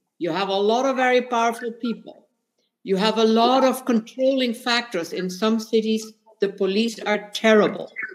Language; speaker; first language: English; non-native, fluent; Spanish